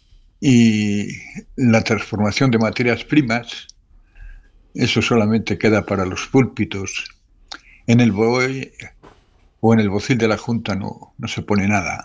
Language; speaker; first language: Spanish; native; Spanish